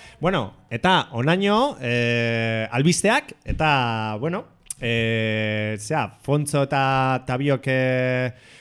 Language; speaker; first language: Basque; native; Basque